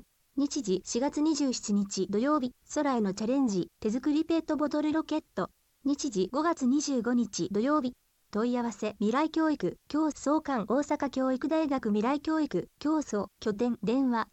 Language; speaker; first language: Japanese; native; Japanese